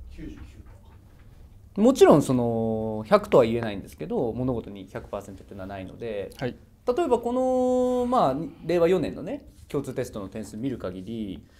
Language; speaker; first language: Japanese; native; Japanese